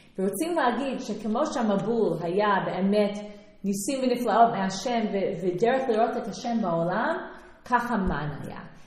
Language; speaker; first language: Hebrew; non-native, fluent; English